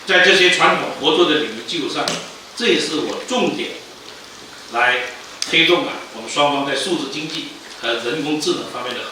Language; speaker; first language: Chinese; native; Chinese